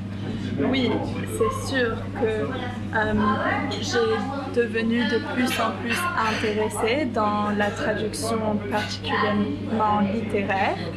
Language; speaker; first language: French; non-native, fluent; English